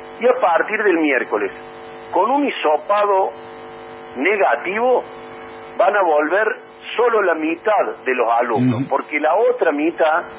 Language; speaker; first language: Spanish; native; Spanish